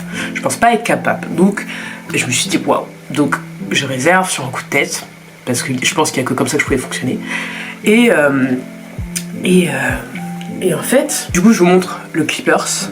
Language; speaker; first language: French; native; French